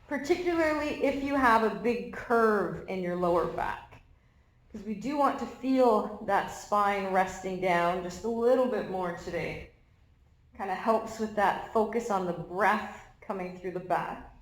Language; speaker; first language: English; native; English